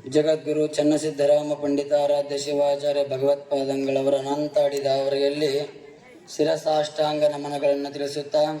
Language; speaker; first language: Kannada; non-native, fluent; Telugu